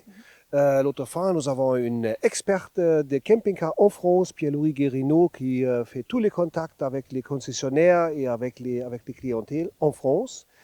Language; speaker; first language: French; non-native, learner; German